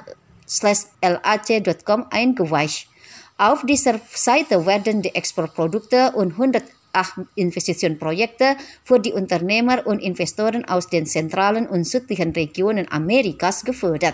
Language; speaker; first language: German; non-native, fluent; Indonesian